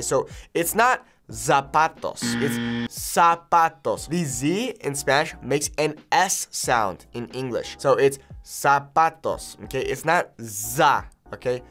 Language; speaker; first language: English; native; English